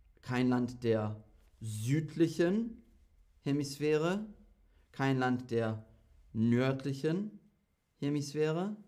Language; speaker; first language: German; non-native, fluent; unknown